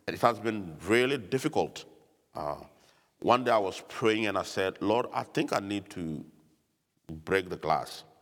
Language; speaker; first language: English; non-native, fluent; French